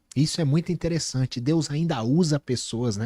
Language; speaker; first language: Portuguese; native; Portuguese